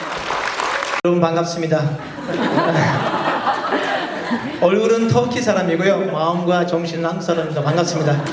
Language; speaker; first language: Korean; non-native, fluent; Turkish